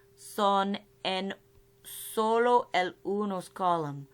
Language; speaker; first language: Spanish; non-native, learner; English